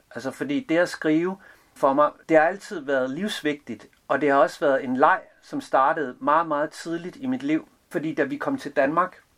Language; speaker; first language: Danish; early bilingual, other home language; Serbian